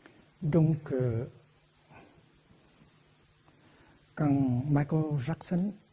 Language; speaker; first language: French; non-native, fluent; Vietnamese